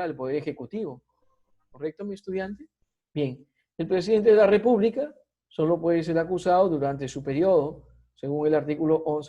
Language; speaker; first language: Spanish; native; Spanish